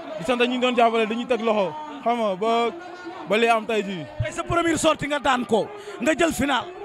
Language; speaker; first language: Wolof; non-native, local second language; Serer